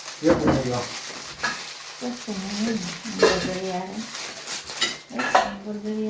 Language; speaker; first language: Italian; non-native, learner; Filipino